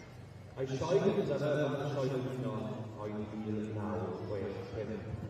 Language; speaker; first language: Welsh; native; Welsh